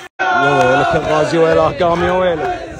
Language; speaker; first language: Arabic; native; Arabic